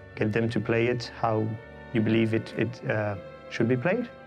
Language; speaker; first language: English; non-native, fluent; French